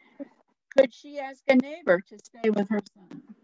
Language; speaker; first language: English; native; English